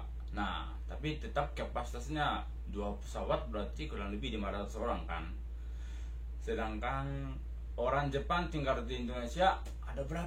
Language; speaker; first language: Indonesian; non-native, fluent; Japanese